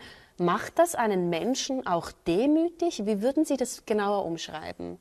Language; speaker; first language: German; native; German